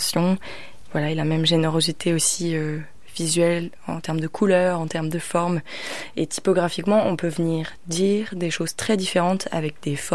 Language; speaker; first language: French; native; French